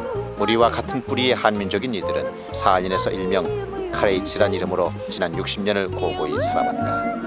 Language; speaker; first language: Korean; native; Korean